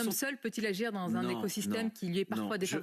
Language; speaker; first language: French; native; French